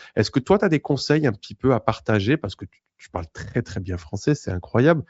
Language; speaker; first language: French; native; French